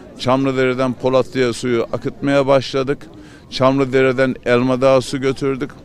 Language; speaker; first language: Turkish; native; Turkish